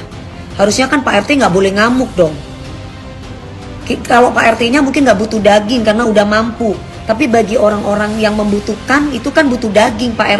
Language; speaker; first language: Indonesian; native; Indonesian